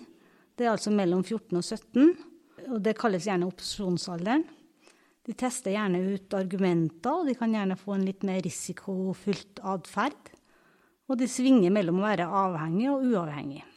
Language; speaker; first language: Norwegian; native; Norwegian